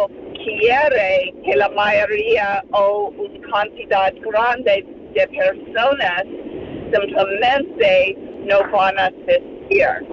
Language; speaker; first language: Spanish; non-native, learner; English